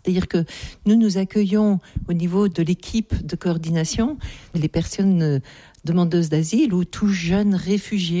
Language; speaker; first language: French; native; French